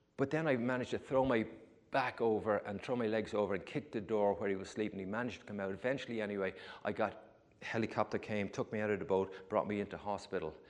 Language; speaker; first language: English; native; English